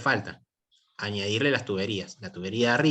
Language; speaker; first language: Spanish; native; Spanish